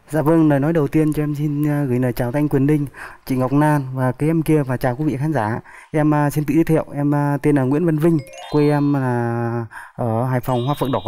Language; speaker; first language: Vietnamese; native; Vietnamese